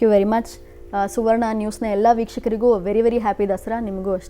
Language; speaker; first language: Kannada; native; Kannada